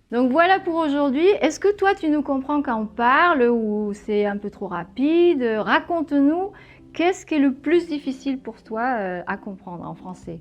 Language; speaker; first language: French; non-native, fluent; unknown